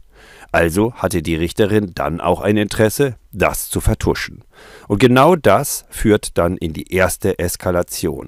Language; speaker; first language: German; native; German